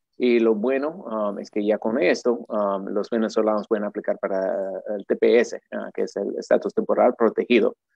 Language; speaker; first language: Spanish; non-native, fluent; English